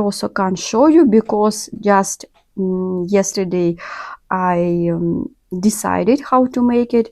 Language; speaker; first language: English; non-native, learner; Russian